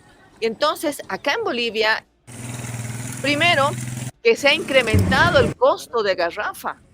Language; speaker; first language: Spanish; native; Spanish